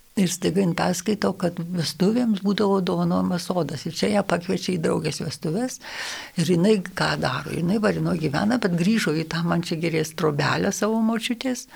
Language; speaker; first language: Lithuanian; native; Lithuanian